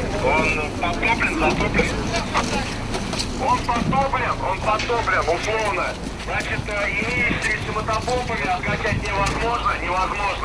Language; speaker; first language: Russian; native; Russian